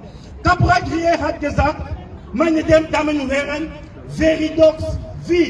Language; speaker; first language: German; non-native, fluent; French